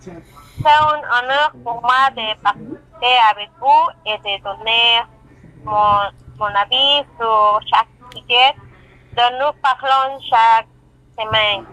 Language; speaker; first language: French; non-native, learner; Spanish